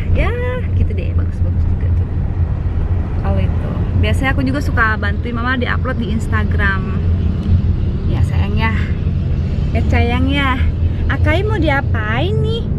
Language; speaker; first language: Indonesian; native; Indonesian